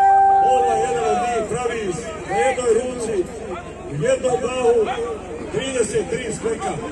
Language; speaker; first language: Bosnian; native; Bosnian